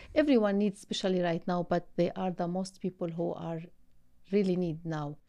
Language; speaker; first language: English; non-native, learner; Arabic